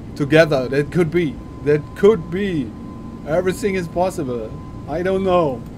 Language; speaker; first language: English; non-native, learner; German